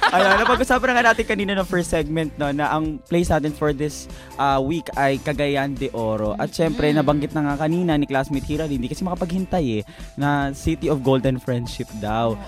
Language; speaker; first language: Filipino; native; Filipino